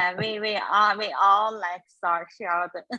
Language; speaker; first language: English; non-native, learner; Chinese